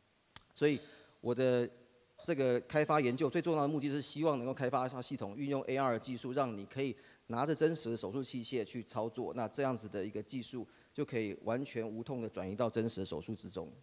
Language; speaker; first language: Chinese; native; Chinese